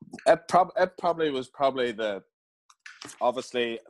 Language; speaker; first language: English; native; English